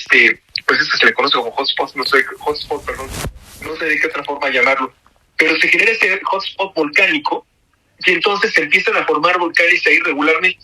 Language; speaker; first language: Spanish; native; Spanish